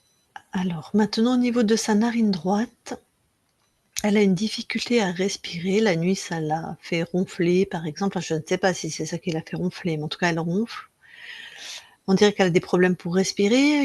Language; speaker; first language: French; native; French